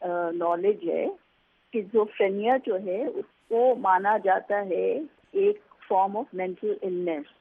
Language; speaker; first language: Urdu; native; Urdu